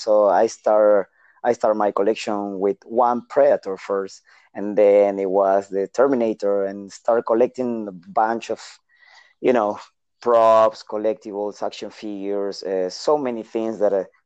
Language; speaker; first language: English; non-native, learner; Spanish